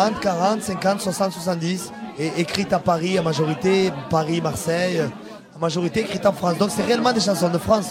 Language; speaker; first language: French; native; French